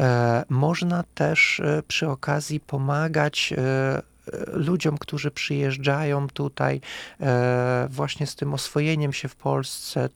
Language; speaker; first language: Polish; non-native, fluent; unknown